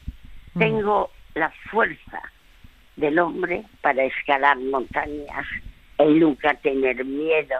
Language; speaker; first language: Spanish; early bilingual, other home language; French